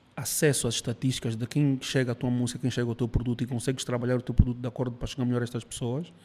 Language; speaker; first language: Portuguese; early bilingual, heritage; Spanish